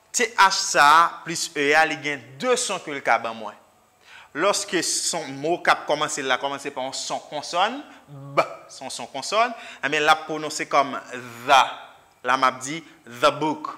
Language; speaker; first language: English; non-native, fluent; Haitian Creole